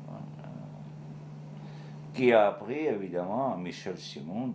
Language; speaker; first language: French; non-native, fluent; Georgian